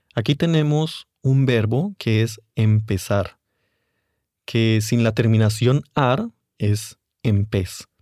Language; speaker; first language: Spanish; native; Spanish